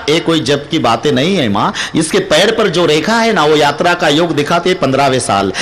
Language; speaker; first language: Hindi; non-native, local second language; Marathi